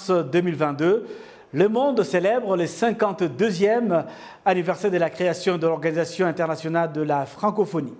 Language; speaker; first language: French; non-native, local second language; Kinyarwanda